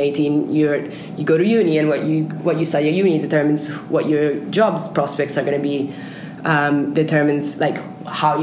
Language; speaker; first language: English; non-native, fluent; Italian